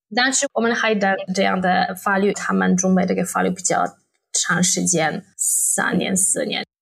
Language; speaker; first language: Chinese; non-native, fluent; Polish